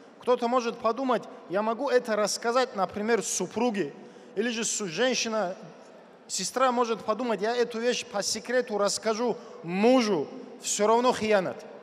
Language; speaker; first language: Russian; non-native, local second language; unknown